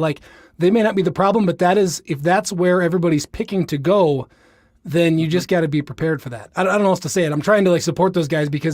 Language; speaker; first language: English; native; English